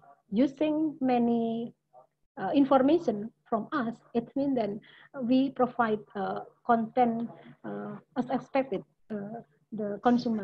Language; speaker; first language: English; non-native, learner; Indonesian